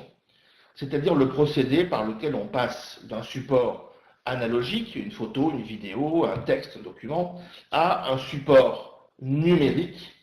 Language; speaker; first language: French; native; French